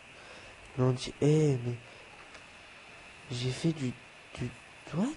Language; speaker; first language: French; native; French